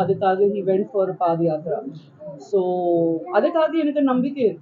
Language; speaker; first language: Tamil; non-native, learner; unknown